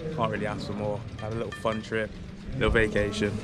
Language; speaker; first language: English; native; English